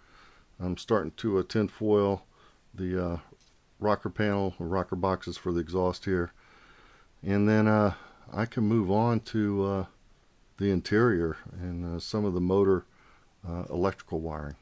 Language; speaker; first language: English; native; English